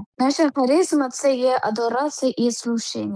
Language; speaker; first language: Ukrainian; non-native, learner; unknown